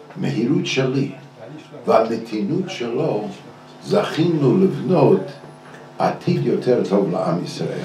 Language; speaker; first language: Hebrew; non-native, fluent; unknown